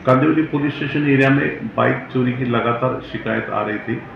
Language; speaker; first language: Hindi; non-native, local second language; Marathi